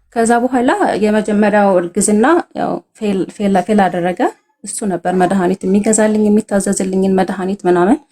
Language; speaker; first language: Amharic; native; Amharic